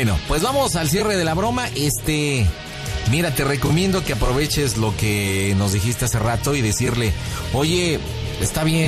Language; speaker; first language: Spanish; native; Spanish